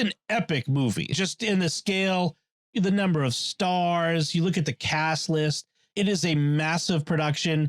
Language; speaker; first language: English; native; English